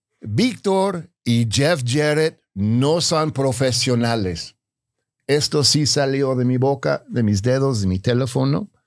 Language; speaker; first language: Spanish; non-native, fluent; English